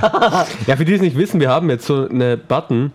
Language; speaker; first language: German; native; German